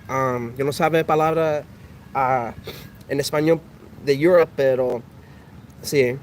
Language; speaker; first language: Spanish; early bilingual, heritage; English